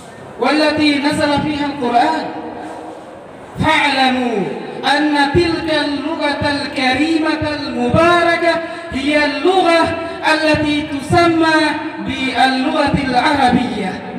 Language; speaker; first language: Arabic; non-native, learner; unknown